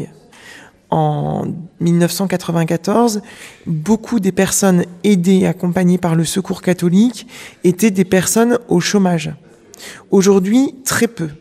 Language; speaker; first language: French; native; French